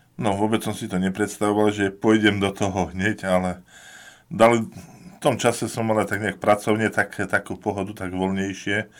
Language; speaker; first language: Slovak; native; Slovak